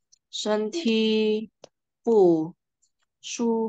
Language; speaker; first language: Chinese; non-native, fluent; Indonesian